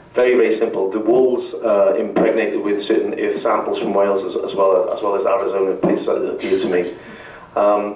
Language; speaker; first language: English; native; English